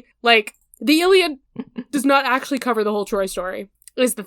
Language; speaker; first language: English; native; English